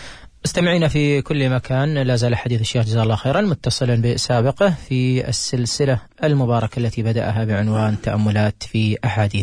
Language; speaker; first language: Arabic; native; Arabic